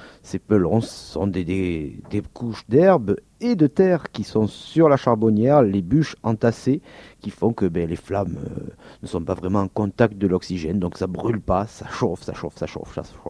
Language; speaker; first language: French; native; French